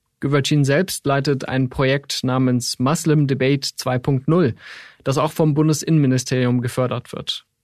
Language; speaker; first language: German; native; German